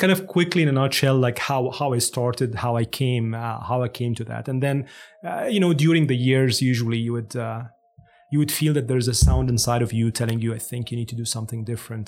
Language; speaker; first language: English; non-native, fluent; Arabic